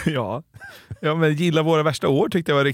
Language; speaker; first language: Swedish; native; Swedish